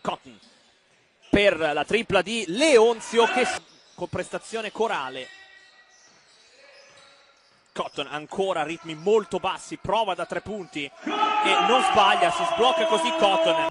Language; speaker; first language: Italian; native; Italian